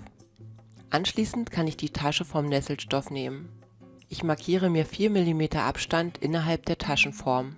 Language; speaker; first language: German; native; German